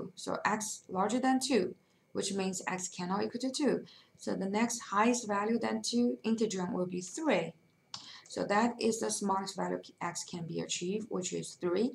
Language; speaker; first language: English; non-native, fluent; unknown